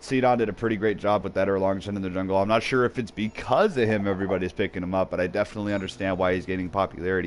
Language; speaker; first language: English; native; English